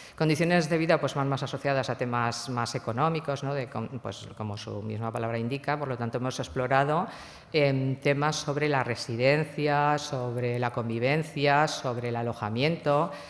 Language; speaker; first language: Spanish; non-native, local second language; Catalan